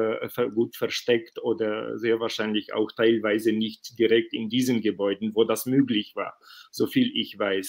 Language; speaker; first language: German; non-native, fluent; Ukrainian